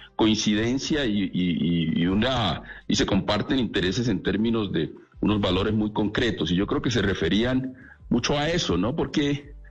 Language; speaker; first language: Spanish; native; Spanish